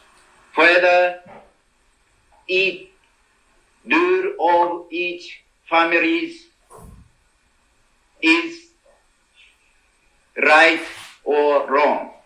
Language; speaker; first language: English; non-native, learner; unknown